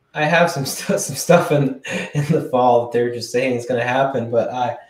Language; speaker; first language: English; non-native, fluent; Swedish